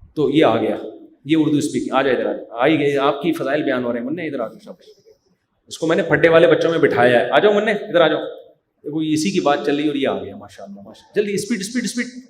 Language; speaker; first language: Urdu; native; Urdu